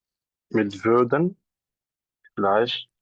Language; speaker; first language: German; non-native, learner; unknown